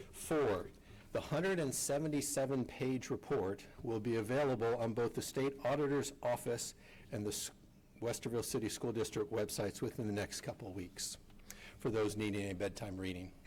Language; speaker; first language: English; native; English